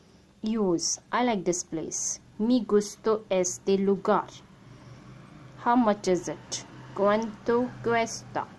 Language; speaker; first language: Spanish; non-native, learner; Hindi